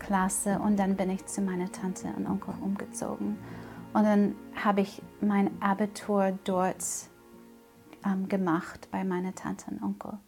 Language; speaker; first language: German; non-native, fluent; English